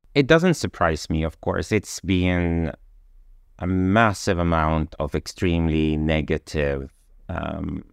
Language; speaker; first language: English; non-native, fluent; Swedish